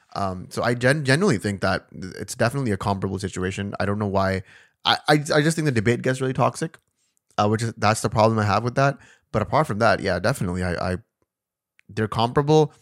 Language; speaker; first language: English; non-native, local second language; Urdu